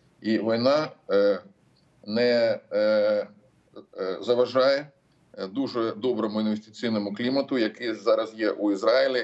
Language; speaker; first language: Ukrainian; non-native, local second language; Russian